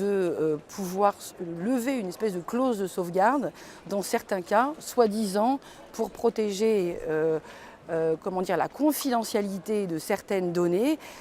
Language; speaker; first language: French; native; French